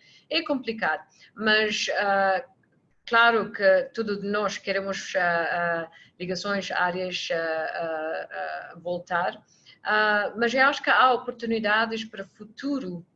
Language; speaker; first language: Portuguese; non-native, fluent; English